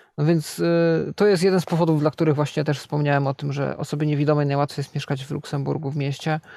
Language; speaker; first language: Polish; native; Polish